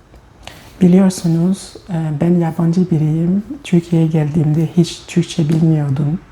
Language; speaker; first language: Turkish; non-native, fluent; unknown